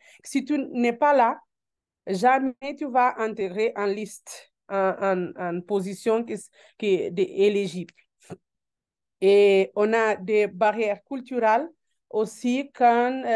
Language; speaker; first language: French; non-native, learner; Portuguese